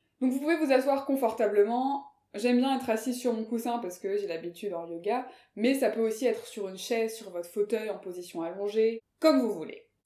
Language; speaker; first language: French; native; French